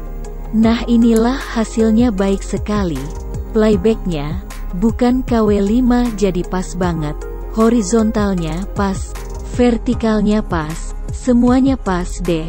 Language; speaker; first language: Indonesian; native; Indonesian